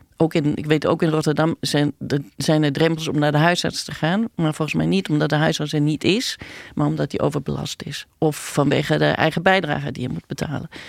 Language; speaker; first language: Dutch; native; Dutch